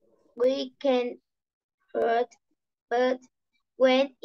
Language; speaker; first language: English; non-native, learner; Vietnamese